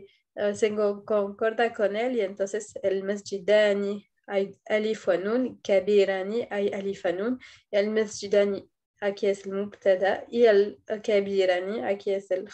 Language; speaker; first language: Spanish; non-native, fluent; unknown